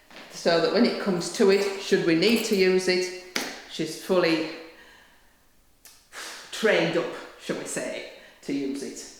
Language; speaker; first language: English; native; English